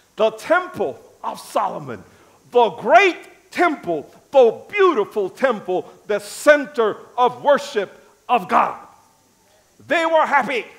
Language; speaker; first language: English; native; English